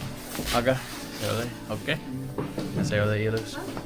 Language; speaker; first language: Estonian; non-native, learner; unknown